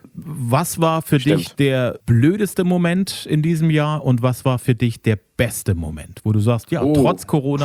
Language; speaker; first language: German; native; German